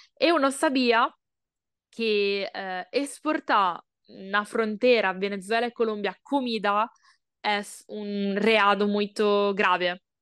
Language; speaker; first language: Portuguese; non-native, learner; Italian